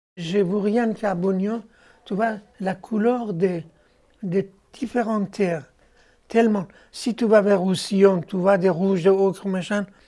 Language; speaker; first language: French; non-native, fluent; Persian